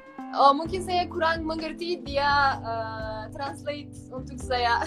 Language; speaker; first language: Indonesian; non-native, fluent; Turkish